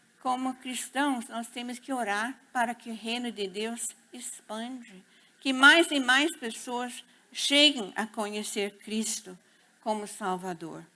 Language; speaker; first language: Portuguese; non-native, fluent; English